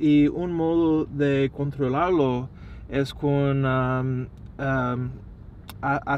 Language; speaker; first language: Spanish; non-native, learner; English